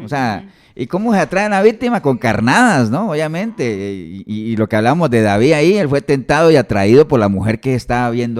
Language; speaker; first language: Spanish; native; Spanish